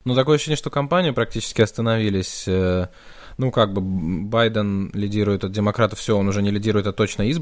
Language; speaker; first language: Russian; native; Russian